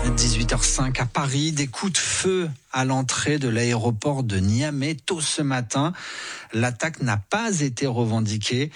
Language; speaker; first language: French; native; French